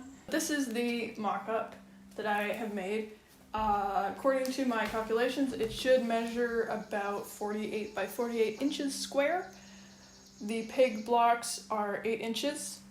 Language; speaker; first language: English; native; English